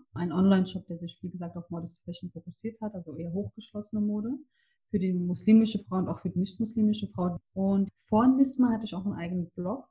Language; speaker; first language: German; early bilingual, other home language; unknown